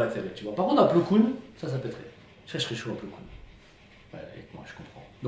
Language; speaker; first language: French; native; French